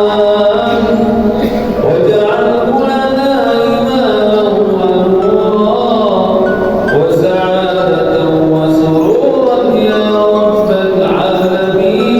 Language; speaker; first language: Indonesian; non-native, fluent; Arabic